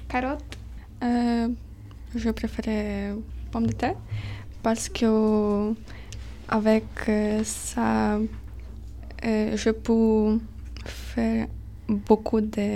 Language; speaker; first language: French; non-native, learner; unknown